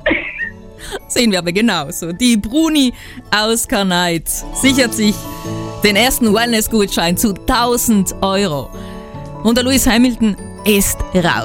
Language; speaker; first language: German; native; German